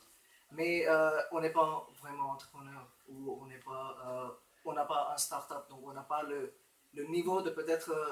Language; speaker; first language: French; non-native, fluent; Romanian